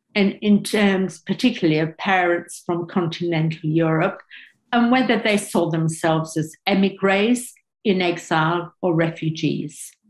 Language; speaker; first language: English; native; English